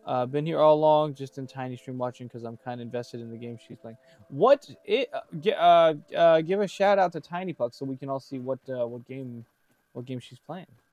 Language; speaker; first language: English; early bilingual, other home language; Japanese